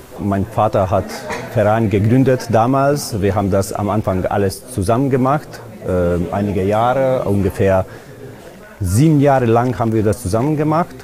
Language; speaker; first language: German; non-native, local second language; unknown